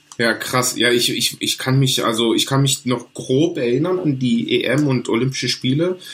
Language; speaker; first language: German; early bilingual, other home language; Greek